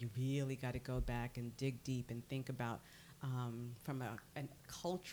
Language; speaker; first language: English; native; English